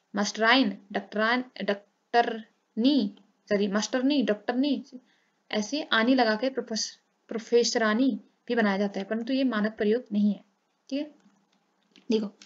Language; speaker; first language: Hindi; native; Hindi